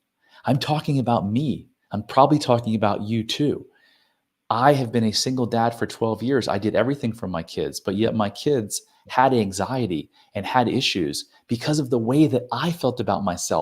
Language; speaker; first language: English; native; English